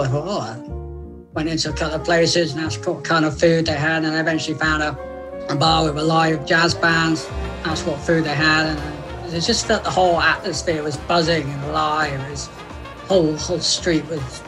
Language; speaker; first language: English; native; English